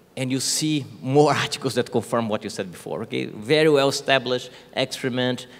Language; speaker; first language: English; non-native, fluent; Portuguese